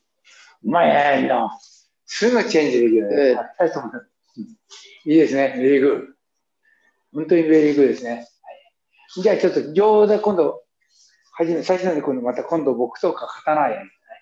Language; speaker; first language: Japanese; native; Japanese